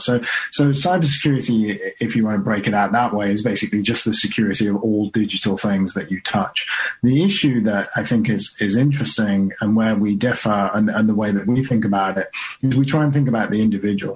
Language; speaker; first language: English; native; English